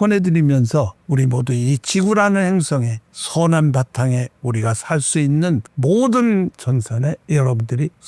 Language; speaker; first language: Korean; native; Korean